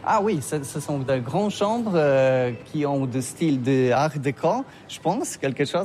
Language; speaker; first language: French; non-native, learner; Polish